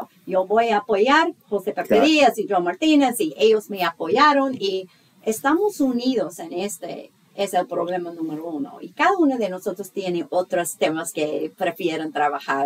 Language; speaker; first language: Spanish; non-native, fluent; English